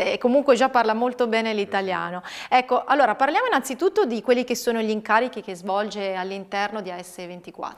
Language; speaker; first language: Italian; native; Italian